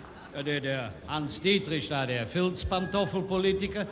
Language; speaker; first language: German; native; German